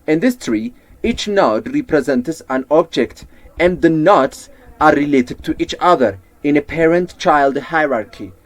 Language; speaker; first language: English; non-native, local second language; Amharic